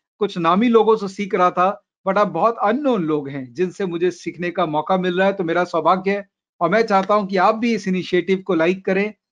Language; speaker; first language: Hindi; native; Hindi